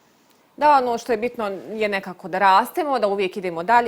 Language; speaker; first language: Bosnian; native; Bosnian